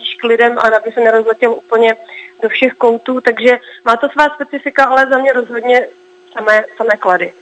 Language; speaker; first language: Czech; native; Czech